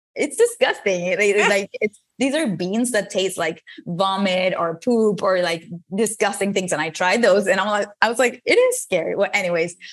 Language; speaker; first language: English; non-native, fluent; Spanish